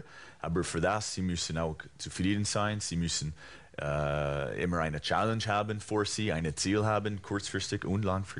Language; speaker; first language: German; non-native, fluent; English